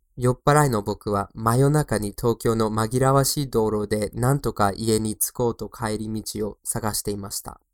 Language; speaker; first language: Japanese; non-native, fluent; English